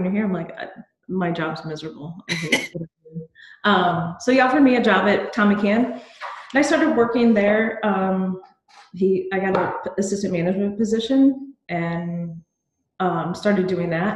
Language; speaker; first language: English; native; English